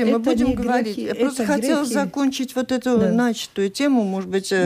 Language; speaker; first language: Russian; native; Russian